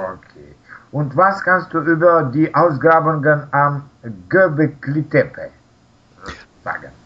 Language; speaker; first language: German; non-native, learner; Russian